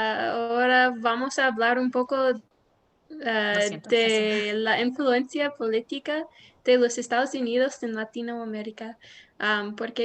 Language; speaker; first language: Spanish; non-native, learner; English